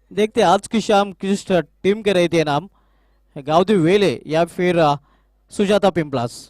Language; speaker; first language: Hindi; non-native, local second language; Marathi